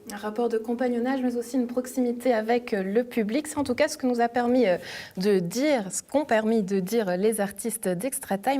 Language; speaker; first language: French; native; French